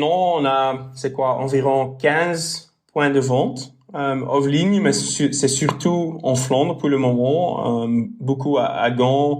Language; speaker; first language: French; non-native, local second language; Dutch